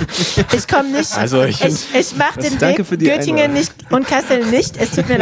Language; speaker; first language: German; non-native, fluent; French